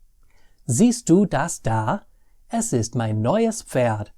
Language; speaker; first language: German; non-native, fluent; English